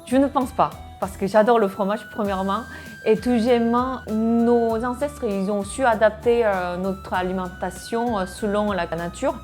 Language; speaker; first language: French; non-native, fluent; Korean